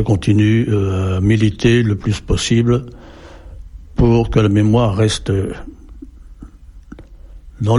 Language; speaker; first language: French; native; French